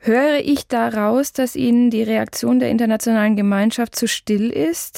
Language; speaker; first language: German; native; German